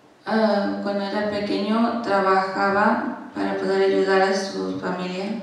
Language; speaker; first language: Spanish; non-native, learner; English